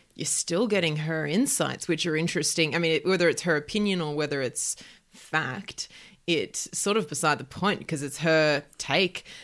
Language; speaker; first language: English; native; English